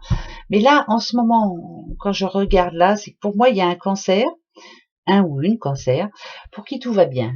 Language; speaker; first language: French; native; French